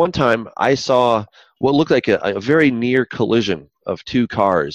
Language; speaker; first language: English; native; English